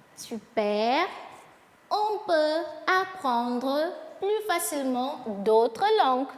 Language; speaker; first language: French; non-native, fluent; Portuguese